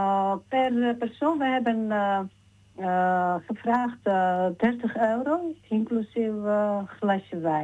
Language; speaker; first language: Dutch; non-native, fluent; Georgian